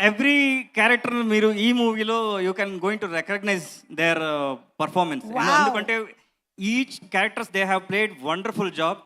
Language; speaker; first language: Telugu; non-native, learner; Kannada